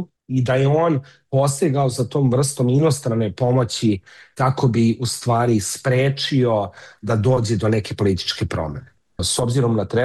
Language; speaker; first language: Serbian; native; Serbian